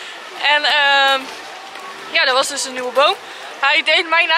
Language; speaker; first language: Dutch; native; Dutch